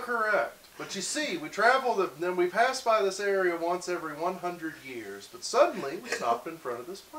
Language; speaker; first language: English; native; English